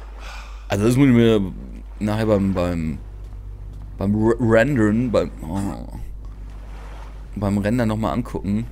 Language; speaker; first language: German; native; German